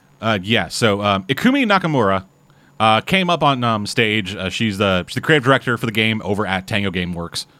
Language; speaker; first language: English; native; English